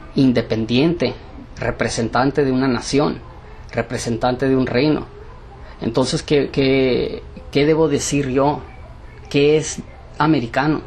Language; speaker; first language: Spanish; early bilingual, heritage; Spanish